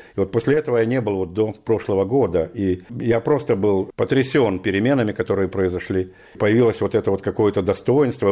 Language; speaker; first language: Russian; native; Russian